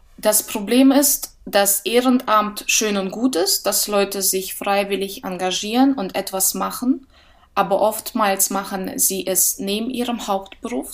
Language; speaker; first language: German; early bilingual, other home language; Russian